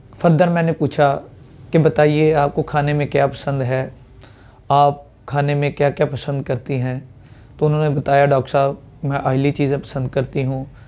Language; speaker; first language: Urdu; native; Urdu